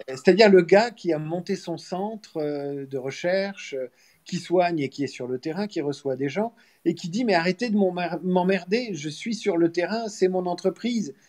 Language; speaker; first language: French; native; French